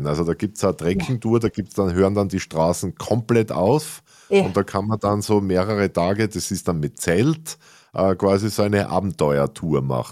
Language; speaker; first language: German; native; German